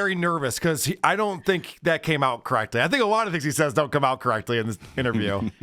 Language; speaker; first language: English; native; English